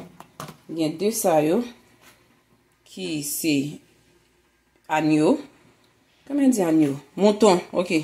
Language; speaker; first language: French; non-native, learner; Haitian Creole